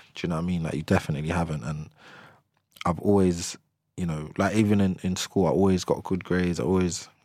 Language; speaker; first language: English; native; English